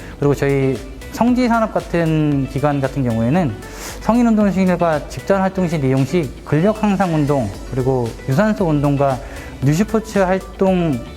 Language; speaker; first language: Korean; native; Korean